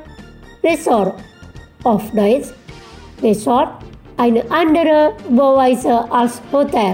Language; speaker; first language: German; non-native, fluent; Indonesian